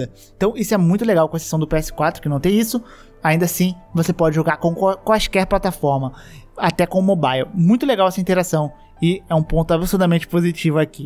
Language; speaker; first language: Portuguese; native; Portuguese